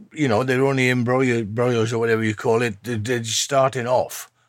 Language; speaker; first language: English; native; English